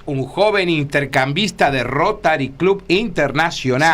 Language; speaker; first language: Spanish; native; Spanish